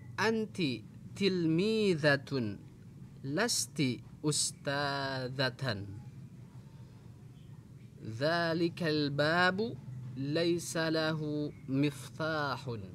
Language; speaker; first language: Arabic; non-native, fluent; Indonesian